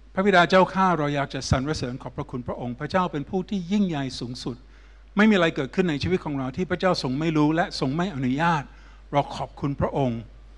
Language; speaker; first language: Thai; non-native, fluent; English